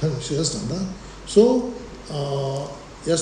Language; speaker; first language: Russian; non-native, learner; Tibetan